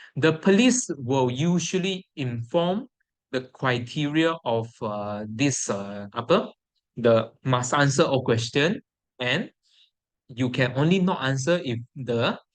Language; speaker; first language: English; non-native, local second language; Chinese